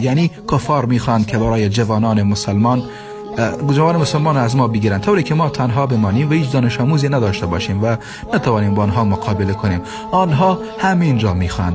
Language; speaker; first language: Persian; early bilingual, heritage; Persian